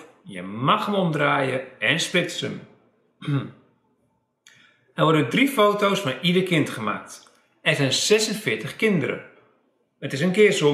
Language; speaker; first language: Dutch; native; Dutch